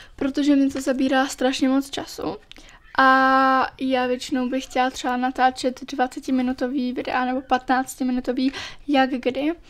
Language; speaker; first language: Czech; early bilingual, other home language; Italian